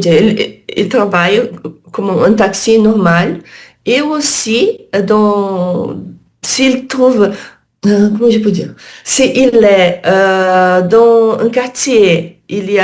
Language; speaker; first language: French; non-native, learner; Portuguese